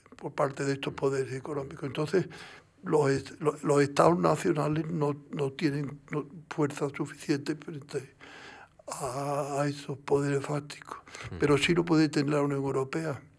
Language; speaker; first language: Spanish; native; Spanish